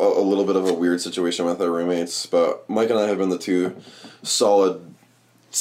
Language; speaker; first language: English; native; English